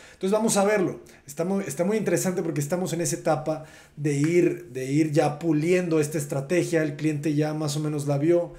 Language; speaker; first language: Spanish; native; Spanish